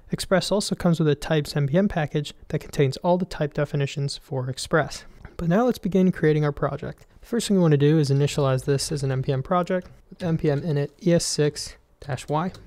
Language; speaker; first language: English; native; English